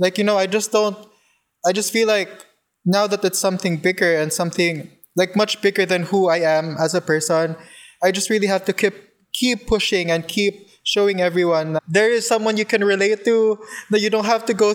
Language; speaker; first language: English; non-native, local second language; Cebuano